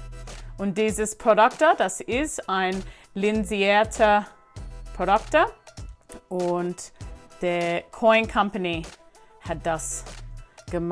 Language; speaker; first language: German; non-native, learner; English